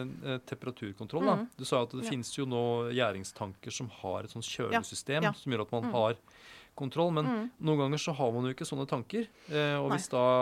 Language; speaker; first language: Norwegian; native; Norwegian